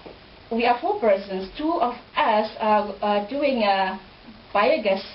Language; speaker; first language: English; non-native, fluent; Indonesian